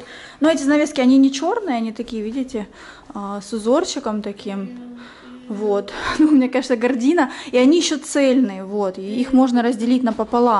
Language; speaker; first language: Russian; native; Russian